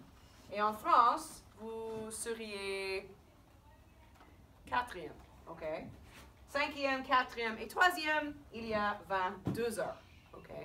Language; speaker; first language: French; non-native, fluent; English